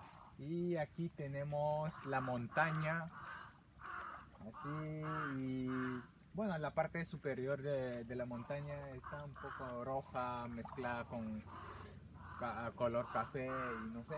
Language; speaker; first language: Spanish; non-native, fluent; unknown